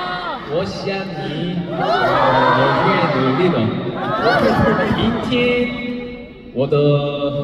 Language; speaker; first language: Chinese; non-native, learner; Korean